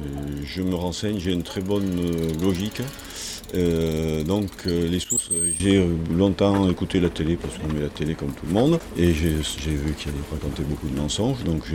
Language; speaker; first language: French; native; French